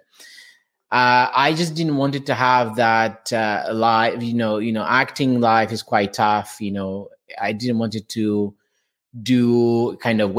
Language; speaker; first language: English; non-native, fluent; Portuguese